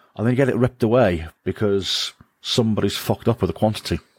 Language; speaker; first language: English; native; English